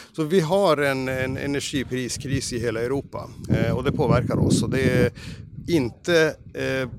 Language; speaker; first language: Swedish; native; Swedish